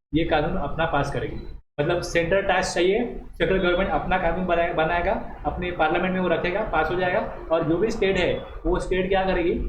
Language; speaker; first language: Hindi; non-native, local second language; Marathi